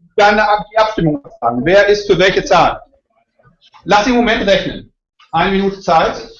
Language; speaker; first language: German; native; German